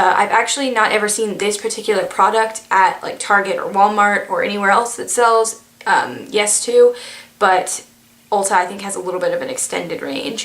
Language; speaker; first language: English; native; English